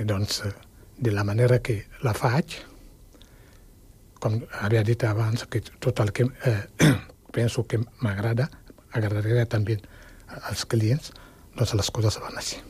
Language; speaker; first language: Catalan; non-native, fluent; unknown